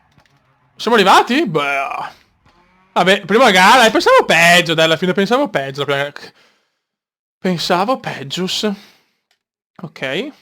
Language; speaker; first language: Italian; native; Italian